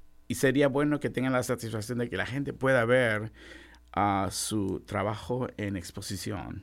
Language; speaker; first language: Spanish; native; Spanish